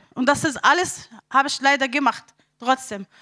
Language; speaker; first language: German; non-native, learner; Arabic